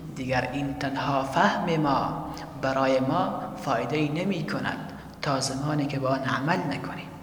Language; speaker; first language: Persian; native; Persian